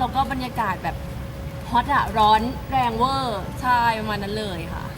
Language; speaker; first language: Thai; native; Thai